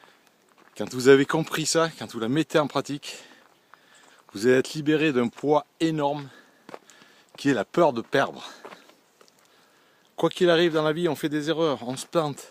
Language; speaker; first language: French; native; French